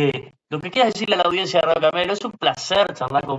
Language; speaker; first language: Spanish; native; Spanish